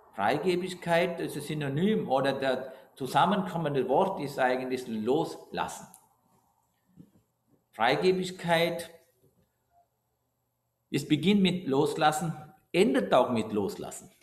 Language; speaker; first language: German; non-native, fluent; Sinhala